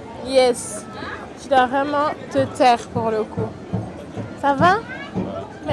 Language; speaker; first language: French; native; French